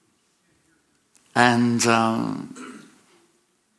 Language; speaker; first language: English; native; English